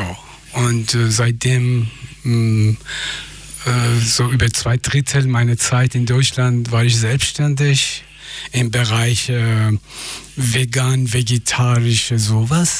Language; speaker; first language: German; non-native, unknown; Persian